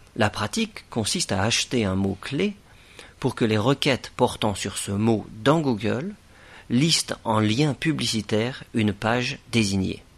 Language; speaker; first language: French; native; French